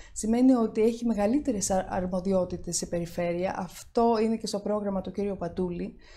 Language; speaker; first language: Greek; early bilingual, heritage; Greek